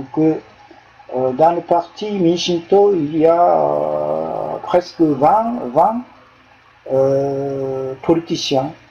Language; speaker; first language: French; non-native, fluent; Japanese